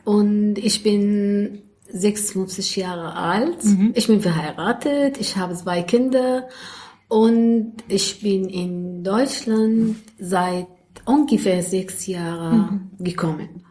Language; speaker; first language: German; non-native, learner; Arabic